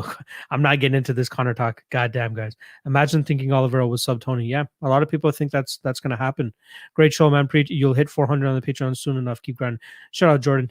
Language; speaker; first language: English; native; English